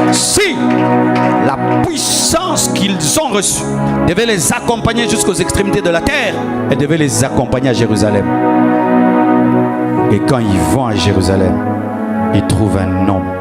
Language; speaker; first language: French; non-native, local second language; Lingala